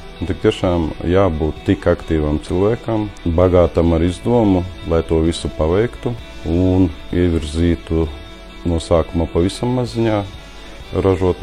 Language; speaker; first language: Latvian; native; Latvian